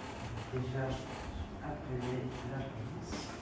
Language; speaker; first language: French; non-native, fluent; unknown